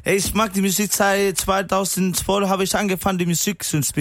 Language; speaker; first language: German; non-native, learner; Spanish